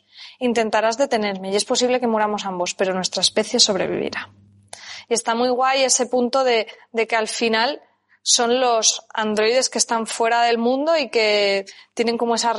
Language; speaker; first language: Spanish; native; Spanish